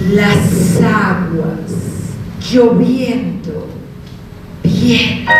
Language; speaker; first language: Spanish; native; Spanish